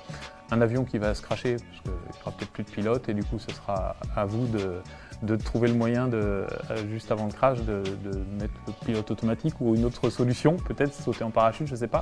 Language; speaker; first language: French; native; French